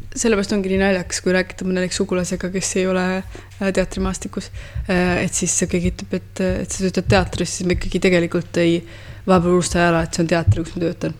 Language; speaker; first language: Estonian; early bilingual, heritage; Estonian